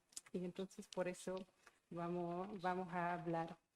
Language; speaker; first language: Spanish; non-native, fluent; German